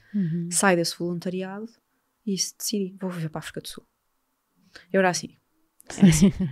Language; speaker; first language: Portuguese; native; Portuguese